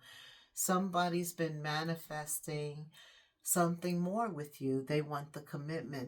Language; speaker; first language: English; native; English